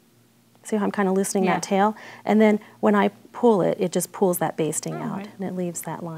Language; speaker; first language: English; native; English